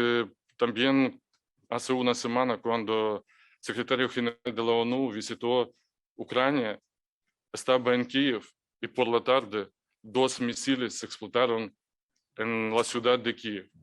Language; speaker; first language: Spanish; non-native, fluent; Ukrainian